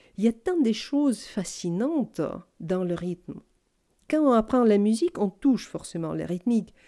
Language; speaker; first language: French; non-native, fluent; Russian